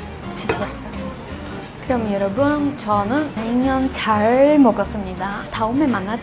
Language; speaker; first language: Korean; non-native, learner; Portuguese